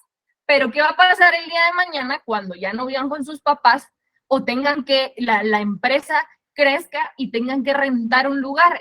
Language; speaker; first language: Spanish; native; Spanish